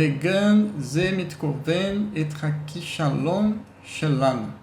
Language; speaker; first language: Hebrew; non-native, learner; Portuguese